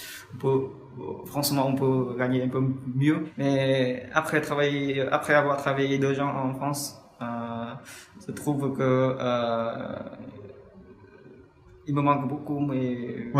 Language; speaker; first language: French; non-native, fluent; Vietnamese